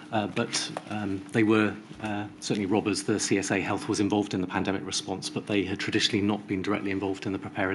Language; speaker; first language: English; native; English